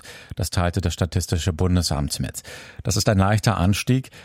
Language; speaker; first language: German; native; German